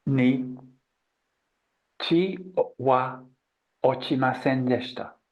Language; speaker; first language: Japanese; non-native, learner; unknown